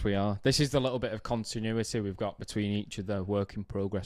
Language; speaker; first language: English; native; English